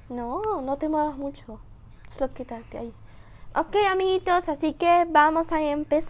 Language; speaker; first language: Spanish; native; Spanish